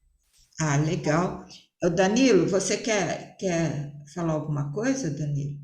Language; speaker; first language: Portuguese; early bilingual, other home language; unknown